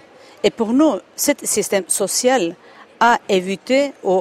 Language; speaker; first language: French; non-native, fluent; Spanish